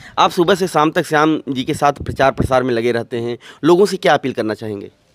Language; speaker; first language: Hindi; native; Hindi